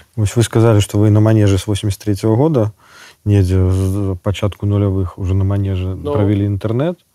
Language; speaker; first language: Russian; non-native, local second language; Belarusian